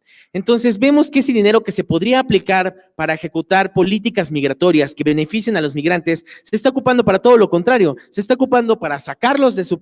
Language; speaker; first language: Spanish; native; Spanish